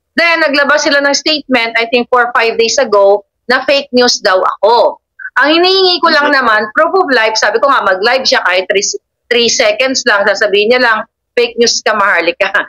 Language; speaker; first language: Filipino; non-native, local second language; Hiligaynon